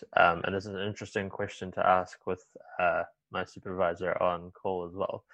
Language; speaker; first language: English; native; English